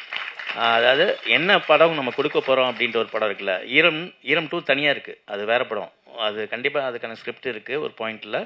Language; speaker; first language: Tamil; native; Tamil